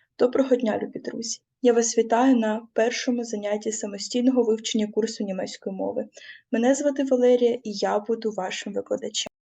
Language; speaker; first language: Ukrainian; native; Ukrainian